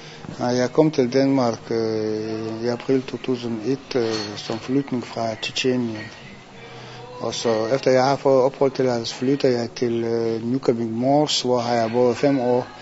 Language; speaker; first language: Danish; non-native, learner; Chechen